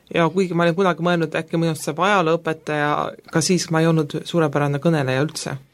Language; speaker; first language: Estonian; native; Estonian